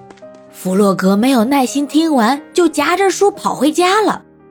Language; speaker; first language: Chinese; native; Chinese